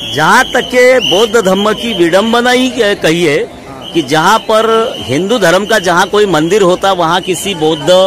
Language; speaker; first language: Hindi; non-native, local second language; Marathi